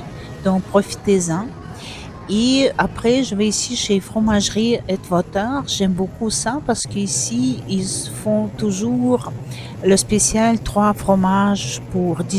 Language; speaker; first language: French; non-native, fluent; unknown